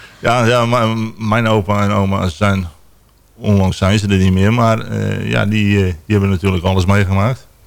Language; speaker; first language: Dutch; native; Dutch